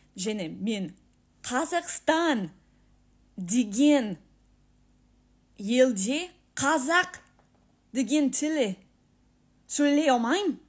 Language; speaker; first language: Kazakh; non-native, learner; English